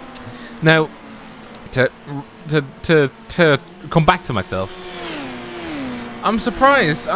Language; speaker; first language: English; native; English